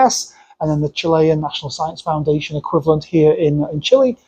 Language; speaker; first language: English; native; English